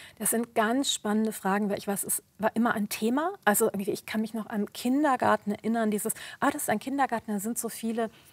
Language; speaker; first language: German; early bilingual, other home language; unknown